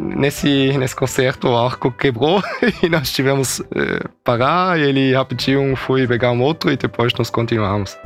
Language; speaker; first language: Portuguese; early bilingual, heritage; Portuguese